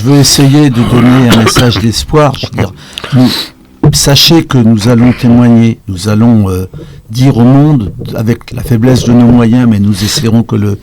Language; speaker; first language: French; native; French